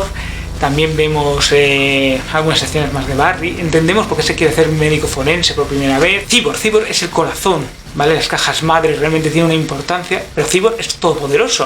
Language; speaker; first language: Spanish; native; Spanish